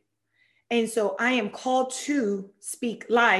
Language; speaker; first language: English; non-native, fluent; Spanish